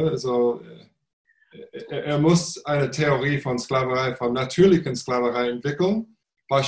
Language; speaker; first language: German; non-native, fluent; English